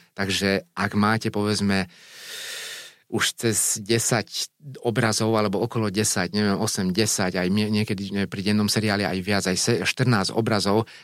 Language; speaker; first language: Slovak; non-native, local second language; Hungarian